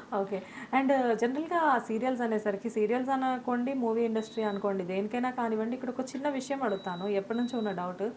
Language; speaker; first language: Telugu; native; Telugu